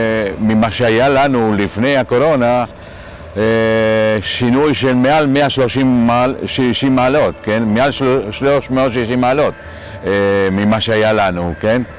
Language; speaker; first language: Hebrew; non-native, fluent; Russian